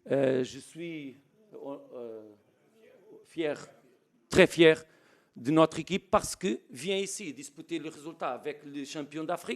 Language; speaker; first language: French; non-native, learner; Portuguese